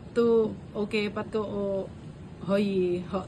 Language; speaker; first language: Cantonese; non-native, learner; Indonesian